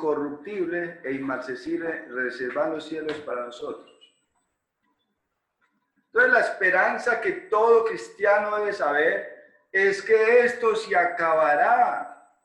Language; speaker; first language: Spanish; native; Spanish